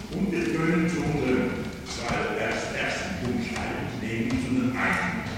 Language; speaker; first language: German; non-native, fluent; Polish